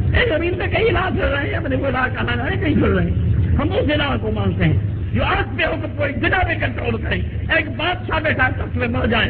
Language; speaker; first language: Urdu; non-native, local second language; Sindhi